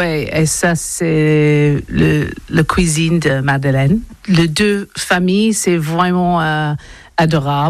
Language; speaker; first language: French; non-native, learner; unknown